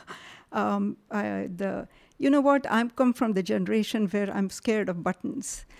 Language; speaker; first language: English; non-native, local second language; Marathi